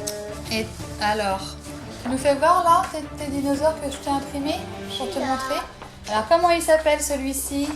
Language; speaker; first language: French; native; French